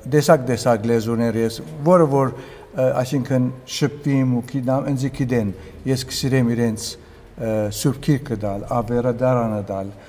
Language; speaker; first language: Armenian; early bilingual, heritage; Armenian